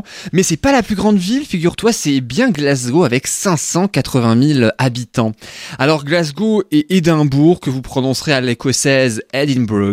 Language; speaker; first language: French; native; French